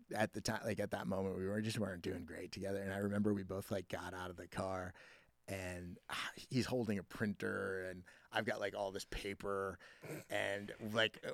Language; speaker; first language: English; native; English